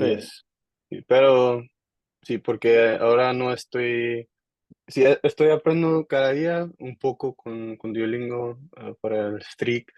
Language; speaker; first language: Spanish; non-native, learner; Dutch